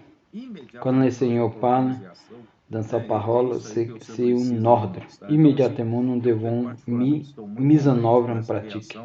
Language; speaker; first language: French; non-native, learner; Portuguese